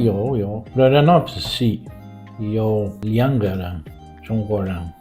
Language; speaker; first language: Chinese; non-native, learner; Portuguese